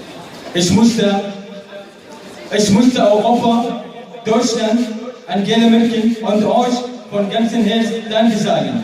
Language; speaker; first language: German; non-native, learner; Arabic